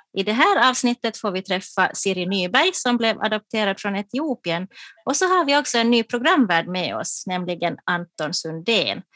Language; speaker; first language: Swedish; native; Swedish